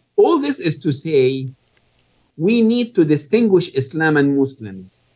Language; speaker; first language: English; non-native, fluent; Arabic